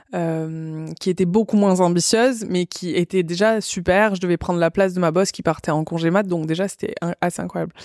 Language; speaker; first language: French; native; French